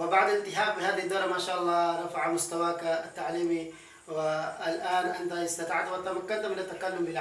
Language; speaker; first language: Arabic; non-native, fluent; Urdu